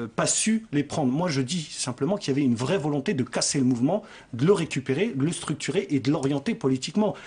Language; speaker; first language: French; native; French